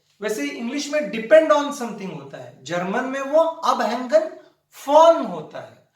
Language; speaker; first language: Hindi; non-native, local second language; Marathi